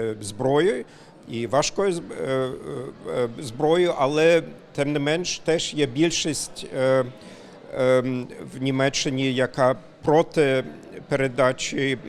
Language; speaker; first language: Ukrainian; non-native, fluent; German